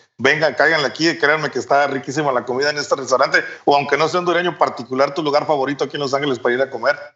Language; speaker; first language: Spanish; native; Spanish